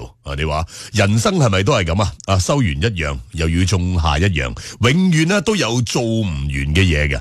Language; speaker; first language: Cantonese; native; Cantonese